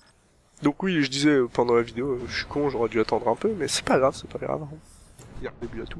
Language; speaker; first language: French; native; French